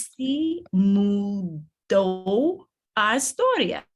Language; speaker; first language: Portuguese; non-native, learner; English